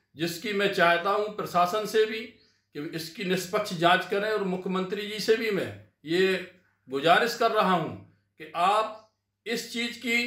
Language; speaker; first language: Hindi; native; Hindi